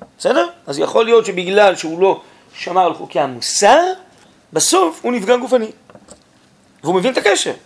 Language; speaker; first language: Hebrew; native; Hebrew